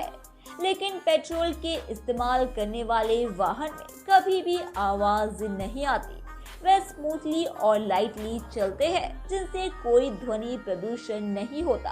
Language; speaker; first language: Hindi; native; Hindi